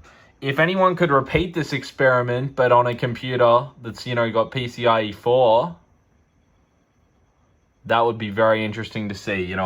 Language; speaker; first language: English; native; English